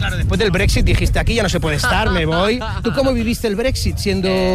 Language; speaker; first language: Spanish; native; Spanish